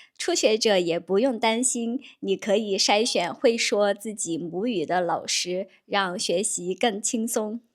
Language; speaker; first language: Chinese; native; Chinese